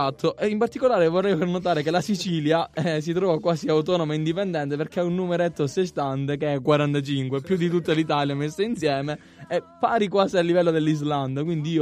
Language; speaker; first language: Italian; native; Italian